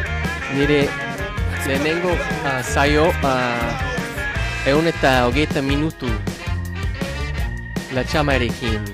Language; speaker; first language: Basque; non-native, learner; English